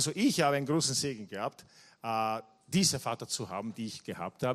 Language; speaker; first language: German; non-native, fluent; Italian